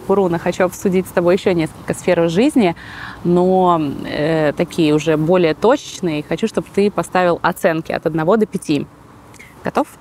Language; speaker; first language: Russian; native; Russian